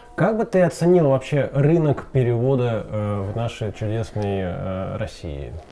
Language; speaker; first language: Russian; native; Russian